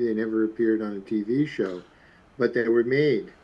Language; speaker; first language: English; native; English